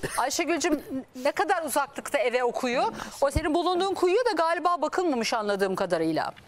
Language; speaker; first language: Turkish; native; Turkish